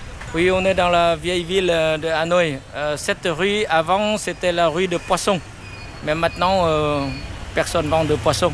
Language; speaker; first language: French; non-native, fluent; Vietnamese